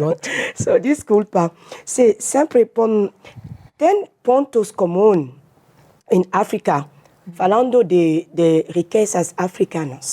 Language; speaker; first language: Portuguese; non-native, learner; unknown